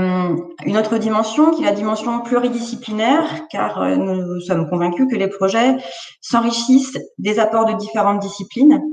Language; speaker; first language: French; native; French